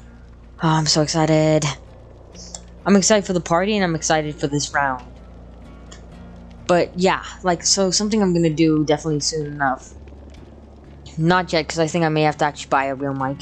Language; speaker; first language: English; native; English